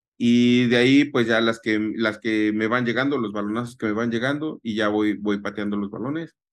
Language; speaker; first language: Spanish; native; Spanish